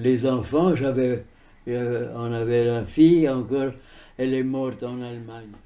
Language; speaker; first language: French; early bilingual, heritage; French